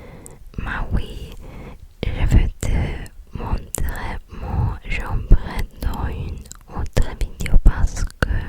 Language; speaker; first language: French; non-native, learner; English